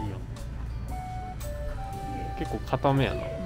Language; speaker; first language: Japanese; native; Japanese